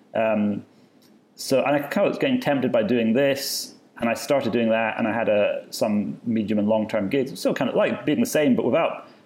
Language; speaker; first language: English; native; English